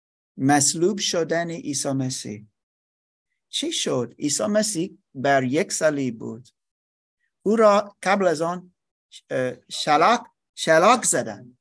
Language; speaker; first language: Persian; non-native, learner; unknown